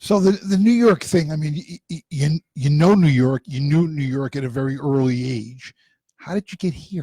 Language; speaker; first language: English; native; English